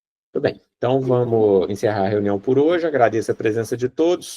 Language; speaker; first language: Portuguese; native; Portuguese